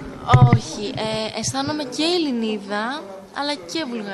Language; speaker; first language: Greek; early bilingual, other home language; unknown